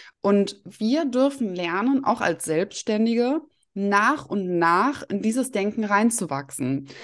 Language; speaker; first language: German; early bilingual, other home language; Russian